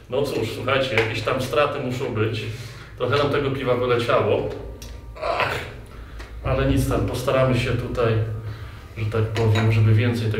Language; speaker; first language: Polish; native; Polish